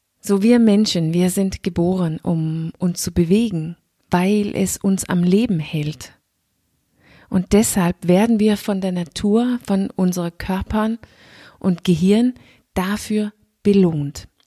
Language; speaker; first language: German; non-native, fluent; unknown